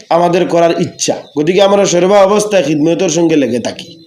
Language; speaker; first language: Bangla; non-native, local second language; Sylheti